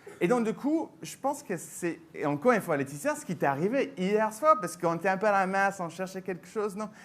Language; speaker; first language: French; non-native, fluent; English